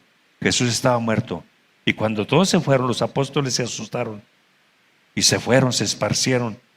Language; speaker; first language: Spanish; native; Spanish